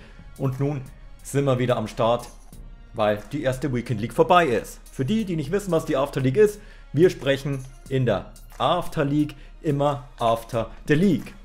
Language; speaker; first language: German; native; German